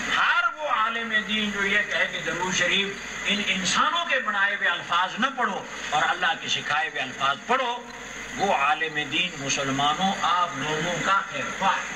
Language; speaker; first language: Urdu; non-native, local second language; Pashto